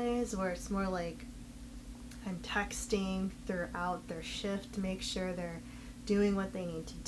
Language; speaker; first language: English; native; English